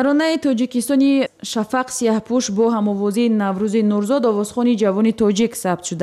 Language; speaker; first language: Tajik; native; Tajik